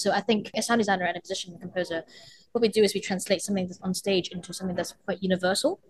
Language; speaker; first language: English; non-native, local second language; Cantonese